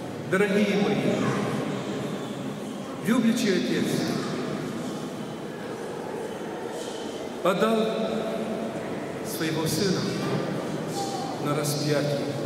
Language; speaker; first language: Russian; non-native, local second language; Ukrainian